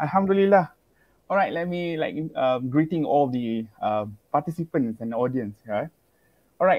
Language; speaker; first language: English; non-native, local second language; Malay